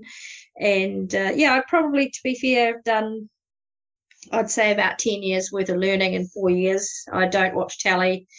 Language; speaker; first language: English; native; English